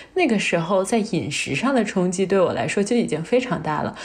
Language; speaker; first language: Chinese; native; Chinese